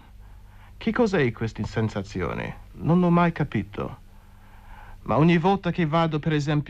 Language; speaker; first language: Italian; non-native, fluent; English